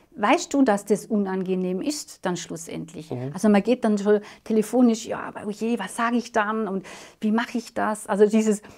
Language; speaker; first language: German; native; German